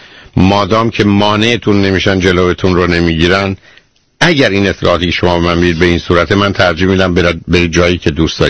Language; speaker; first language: Persian; native; Persian